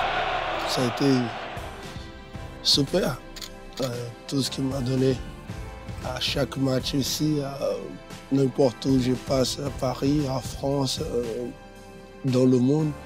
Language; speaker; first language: French; non-native, fluent; Portuguese